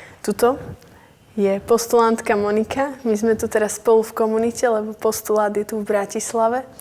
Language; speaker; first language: Slovak; early bilingual, heritage; Slovak